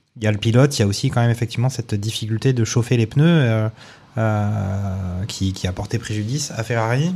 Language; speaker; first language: French; native; French